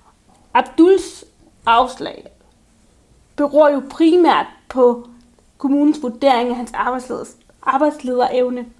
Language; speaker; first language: Danish; native; Danish